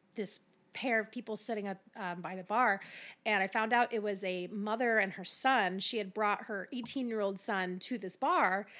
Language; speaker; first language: English; native; English